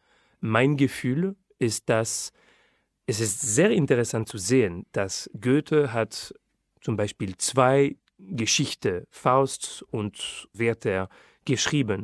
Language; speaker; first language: German; non-native, fluent; French